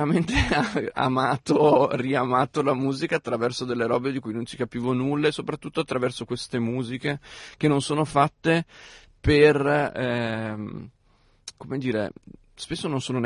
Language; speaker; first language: Italian; native; Italian